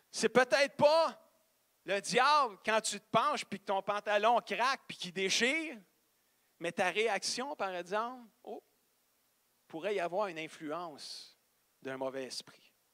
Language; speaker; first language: French; native; French